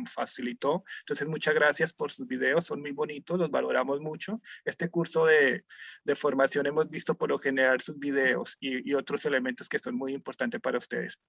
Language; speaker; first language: Spanish; native; Spanish